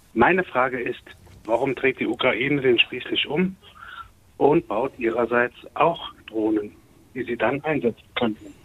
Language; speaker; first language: German; native; German